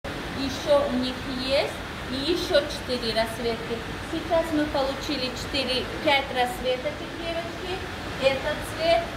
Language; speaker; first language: Russian; non-native, local second language; Tajik